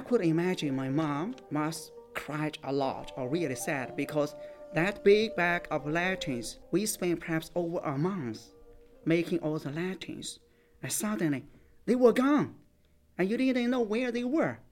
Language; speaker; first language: English; non-native, fluent; Chinese